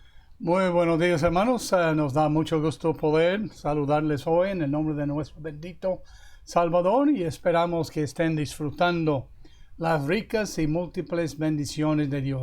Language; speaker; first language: Spanish; non-native, fluent; English